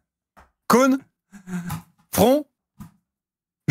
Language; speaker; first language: French; native; French